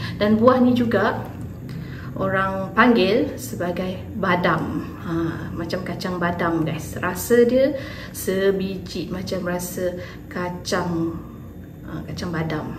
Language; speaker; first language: Malay; non-native, local second language; Iban